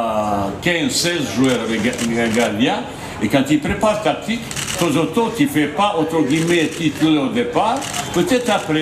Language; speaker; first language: French; non-native, fluent; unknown